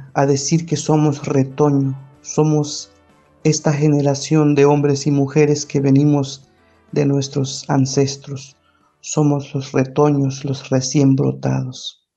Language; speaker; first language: Spanish; non-native, local second language; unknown